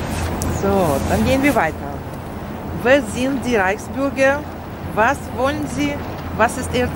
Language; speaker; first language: German; non-native, learner; Russian